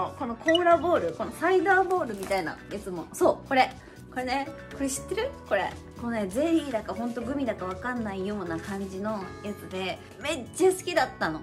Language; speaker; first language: Japanese; native; Japanese